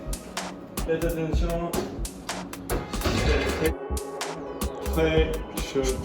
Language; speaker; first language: French; non-native, learner; English